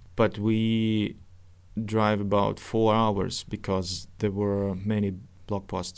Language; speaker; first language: English; non-native, fluent; Russian